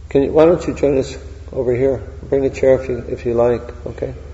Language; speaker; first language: English; native; English